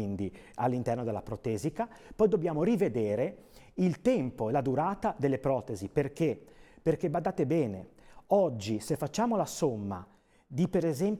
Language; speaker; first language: Italian; native; Italian